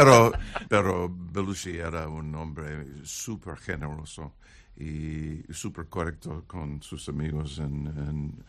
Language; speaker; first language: Spanish; non-native, learner; English